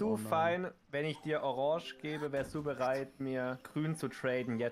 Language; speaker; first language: German; native; German